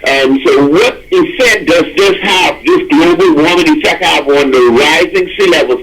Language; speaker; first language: English; native; English